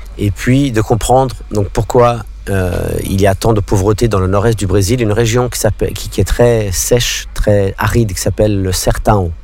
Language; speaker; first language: French; non-native, local second language; English